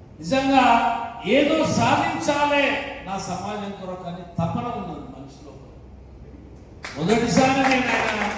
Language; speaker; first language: Telugu; native; Telugu